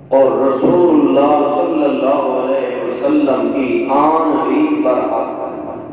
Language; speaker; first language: Urdu; non-native, local second language; Saraiki